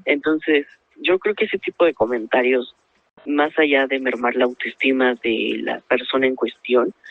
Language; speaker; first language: Spanish; native; Spanish